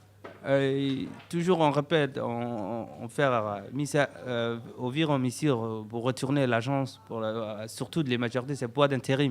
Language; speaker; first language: French; non-native, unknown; Somali